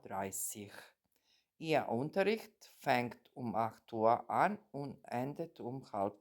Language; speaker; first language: German; non-native, fluent; Serbian